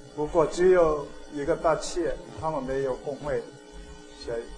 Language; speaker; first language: Chinese; non-native, fluent; Korean